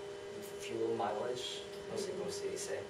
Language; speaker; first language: Spanish; non-native, learner; English